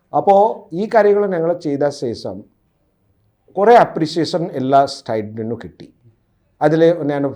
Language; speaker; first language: Malayalam; non-native, local second language; Odia